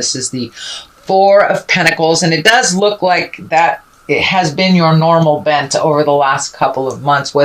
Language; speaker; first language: English; native; English